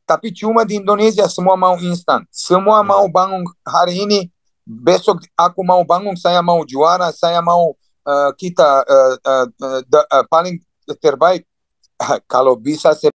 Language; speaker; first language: Indonesian; non-native, fluent; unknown